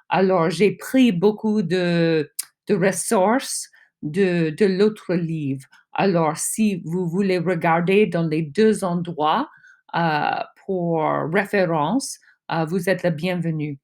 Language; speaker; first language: French; non-native, fluent; English